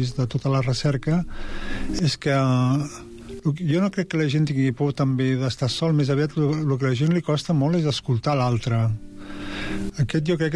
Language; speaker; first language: Catalan; native; Catalan